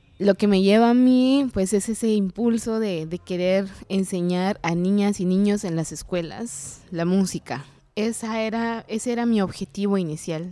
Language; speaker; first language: Spanish; non-native, local second language; Kaqchikel